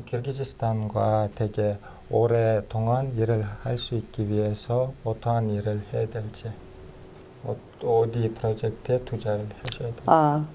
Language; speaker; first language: Korean; non-native, learner; Kyrgyz